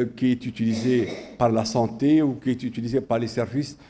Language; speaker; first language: French; non-native, local second language; Arabic